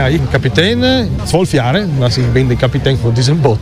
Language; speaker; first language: German; non-native, learner; Italian